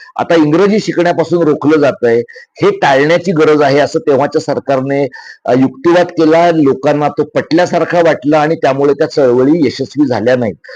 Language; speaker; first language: Marathi; native; Marathi